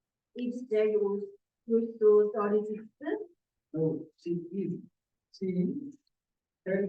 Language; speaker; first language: English; non-native, learner; Portuguese